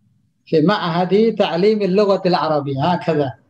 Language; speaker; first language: Arabic; non-native, fluent; Indonesian